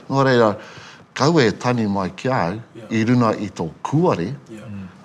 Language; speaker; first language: Māori; native; Māori